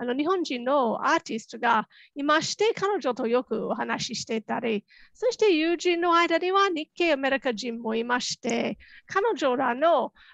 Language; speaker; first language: Japanese; non-native, fluent; English